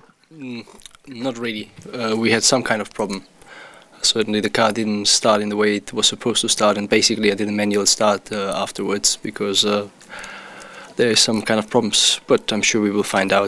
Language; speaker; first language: English; non-native, fluent; German